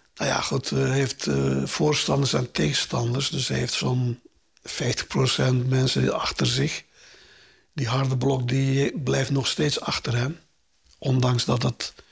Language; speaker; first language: Dutch; early bilingual, other home language; Turkish